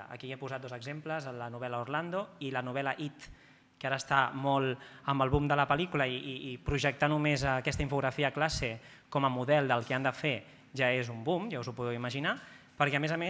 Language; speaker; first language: Catalan; native; Catalan